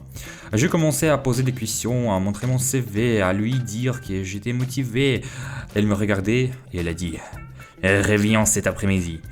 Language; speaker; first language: French; non-native, fluent; Russian